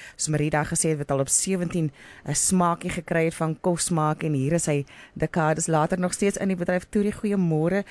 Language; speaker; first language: Afrikaans; native; Afrikaans